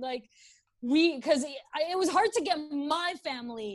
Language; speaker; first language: English; non-native, local second language; Filipino